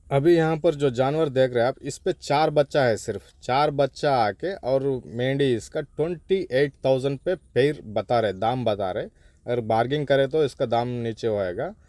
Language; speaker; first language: Hindi; non-native, local second language; Urdu